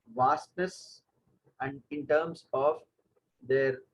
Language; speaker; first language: English; non-native, local second language; Kannada